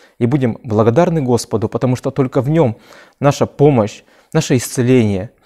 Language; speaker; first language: Russian; native; Russian